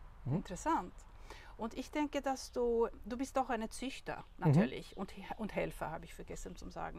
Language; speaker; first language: German; non-native, learner; Swedish